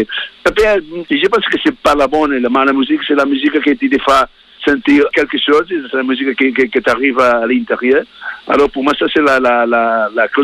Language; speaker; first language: French; non-native, learner; Spanish